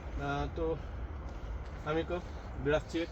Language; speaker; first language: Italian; non-native, learner; Bangla